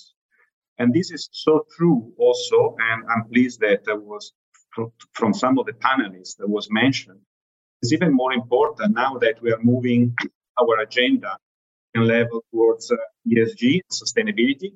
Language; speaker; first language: English; non-native, fluent; Italian